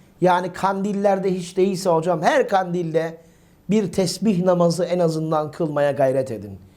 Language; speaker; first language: Turkish; native; Turkish